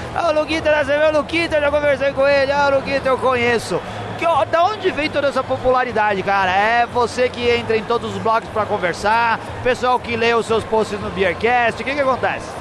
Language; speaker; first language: Portuguese; native; Portuguese